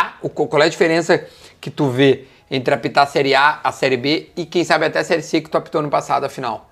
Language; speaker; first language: Portuguese; native; Portuguese